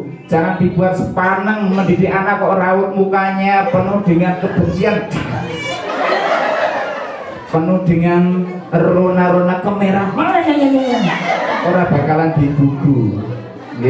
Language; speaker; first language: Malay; non-native, local second language; Javanese